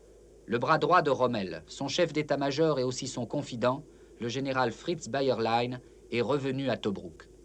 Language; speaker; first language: French; native; French